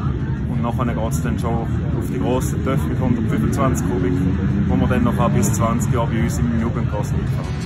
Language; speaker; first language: German; native; German